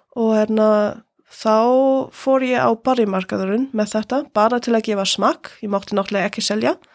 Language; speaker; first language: Icelandic; non-native, fluent; German